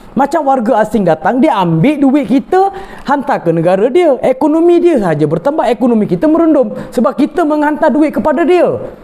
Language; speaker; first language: Malay; non-native, local second language; Tamil